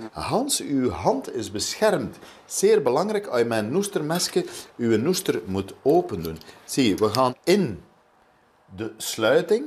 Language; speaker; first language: Dutch; native; Dutch